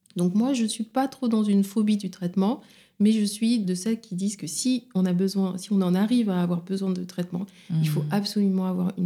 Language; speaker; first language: French; non-native, local second language; Wolof